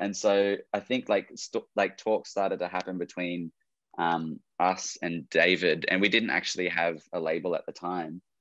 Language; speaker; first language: English; native; English